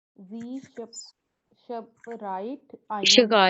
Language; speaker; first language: German; non-native, learner; Urdu